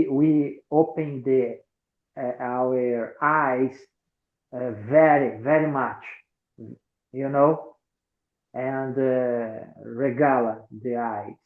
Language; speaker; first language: English; non-native, learner; Portuguese